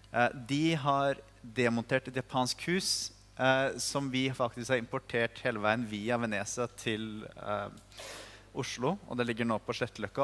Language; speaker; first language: Norwegian; native; Norwegian